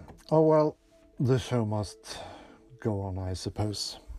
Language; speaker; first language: English; non-native, fluent; Norwegian